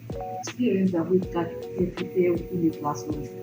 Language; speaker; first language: English; non-native, learner; Spanish